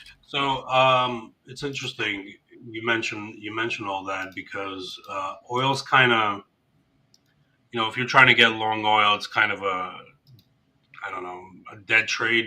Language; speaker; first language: English; native; English